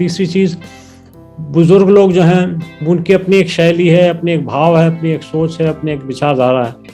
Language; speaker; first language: Hindi; native; Hindi